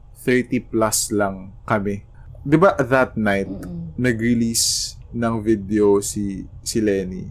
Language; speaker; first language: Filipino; non-native, local second language; Waray